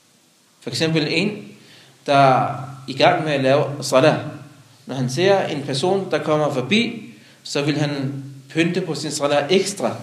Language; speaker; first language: Danish; non-native, local second language; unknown